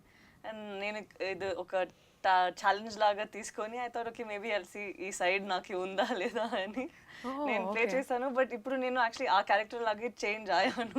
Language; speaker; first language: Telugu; non-native, learner; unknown